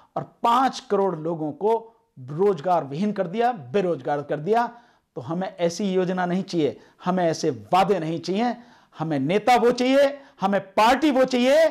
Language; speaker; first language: Hindi; native; Hindi